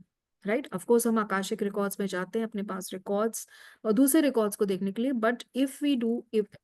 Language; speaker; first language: Hindi; native; Hindi